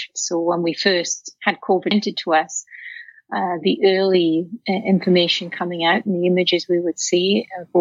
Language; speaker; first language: English; native; English